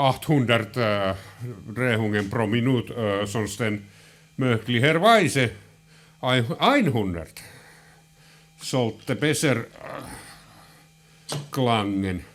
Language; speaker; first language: German; non-native, learner; Finnish